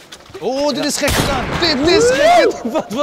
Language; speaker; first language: Dutch; native; Dutch